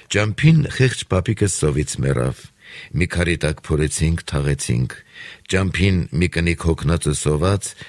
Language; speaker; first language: Armenian; native; Armenian